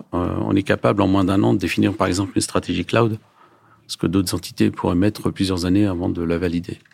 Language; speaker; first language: French; early bilingual, other home language; Turkish